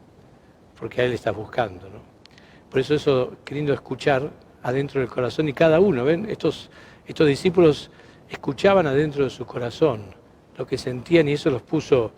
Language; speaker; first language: Spanish; native; Spanish